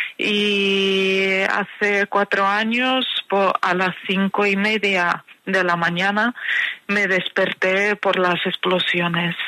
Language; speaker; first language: Spanish; non-native, fluent; Ukrainian